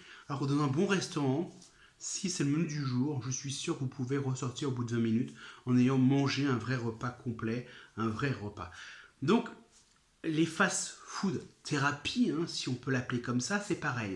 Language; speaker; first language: French; native; French